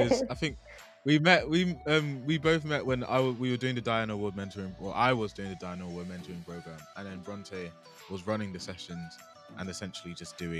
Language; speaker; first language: English; non-native, local second language; Yoruba